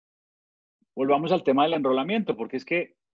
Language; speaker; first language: Spanish; native; Spanish